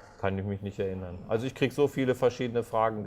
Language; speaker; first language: German; native; German